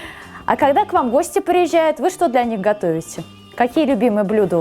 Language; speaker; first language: Russian; native; Russian